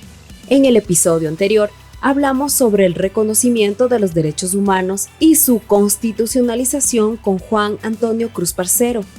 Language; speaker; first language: Spanish; native; Spanish